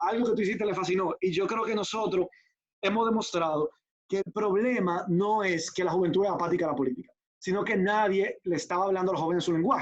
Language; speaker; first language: Spanish; native; Spanish